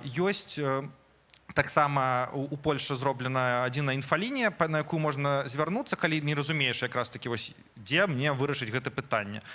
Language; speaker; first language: Belarusian; native; Belarusian